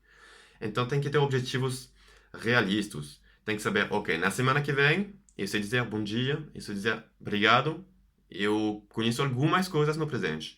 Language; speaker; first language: Portuguese; non-native, fluent; French